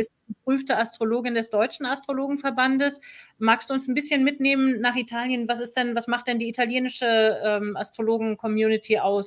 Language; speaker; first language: German; native; German